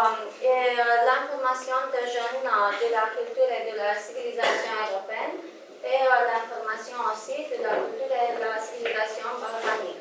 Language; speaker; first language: French; non-native, learner; Romanian